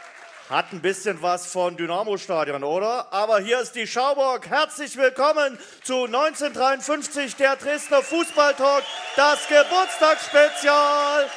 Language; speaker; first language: German; native; German